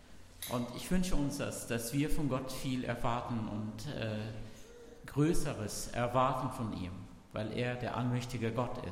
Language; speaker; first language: German; non-native, fluent; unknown